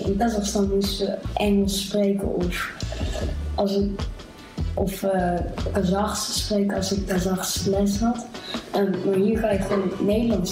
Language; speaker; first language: Dutch; early bilingual, heritage; Dutch